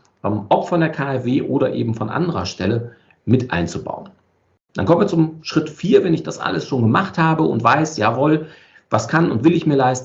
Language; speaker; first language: German; native; German